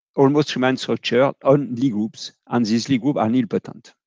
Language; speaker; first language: English; non-native, fluent; French